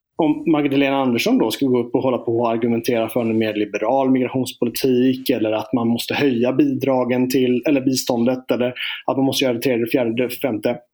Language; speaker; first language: Swedish; native; Swedish